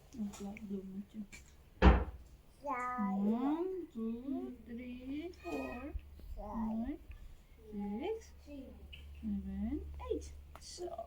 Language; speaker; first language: Dutch; non-native, learner; Filipino